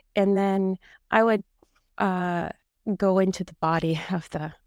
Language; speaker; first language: English; native; English